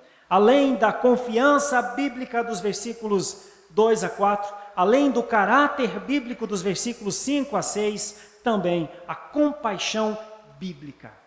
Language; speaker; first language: Portuguese; native; Portuguese